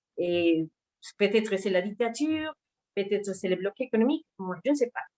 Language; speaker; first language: French; non-native, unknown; Spanish